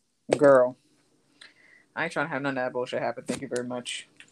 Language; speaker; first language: English; early bilingual, other home language; Spanish